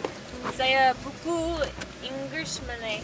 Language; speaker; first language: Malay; non-native, learner; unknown